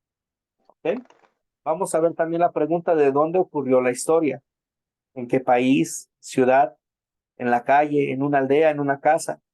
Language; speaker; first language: Spanish; native; Spanish